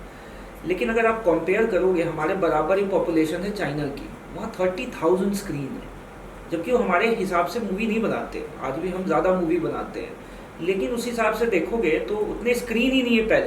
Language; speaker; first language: Hindi; native; Hindi